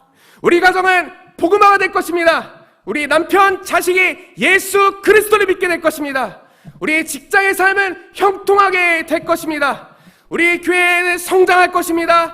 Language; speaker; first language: Korean; native; Korean